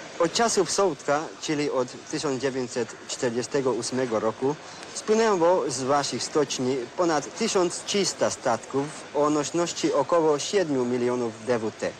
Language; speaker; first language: Polish; non-native, fluent; Hungarian